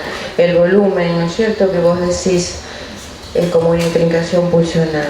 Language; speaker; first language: Spanish; native; Spanish